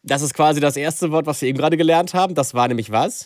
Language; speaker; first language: German; native; German